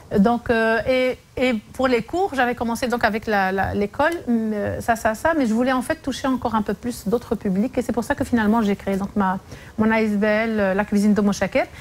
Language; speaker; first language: French; non-native, local second language; Arabic